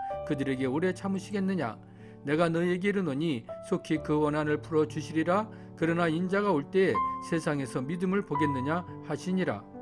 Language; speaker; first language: Korean; native; Korean